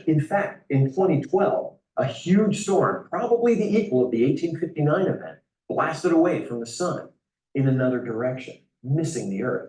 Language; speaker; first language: English; native; English